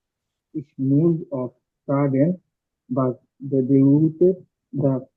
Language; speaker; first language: German; non-native, learner; Bangla